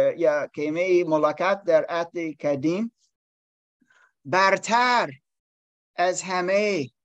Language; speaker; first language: Persian; non-native, learner; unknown